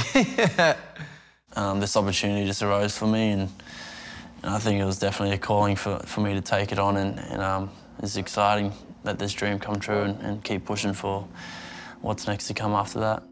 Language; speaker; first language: English; native; English